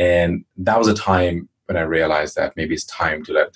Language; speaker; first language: English; non-native, local second language; Hindi